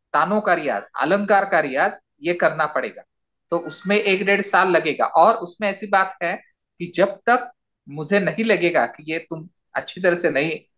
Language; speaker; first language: Hindi; non-native, local second language; Marathi